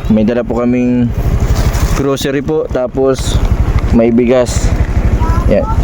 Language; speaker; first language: Filipino; native; Filipino